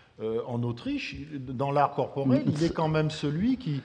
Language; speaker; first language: French; native; French